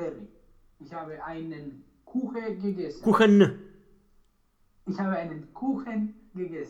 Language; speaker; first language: German; non-native, learner; Romanian